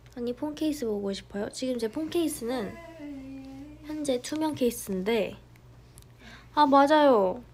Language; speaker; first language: Korean; native; Korean